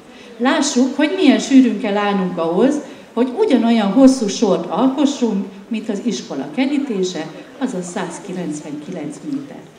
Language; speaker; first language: Hungarian; native; Hungarian